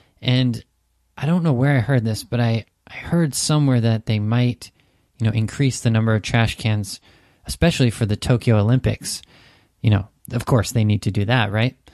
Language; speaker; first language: English; native; English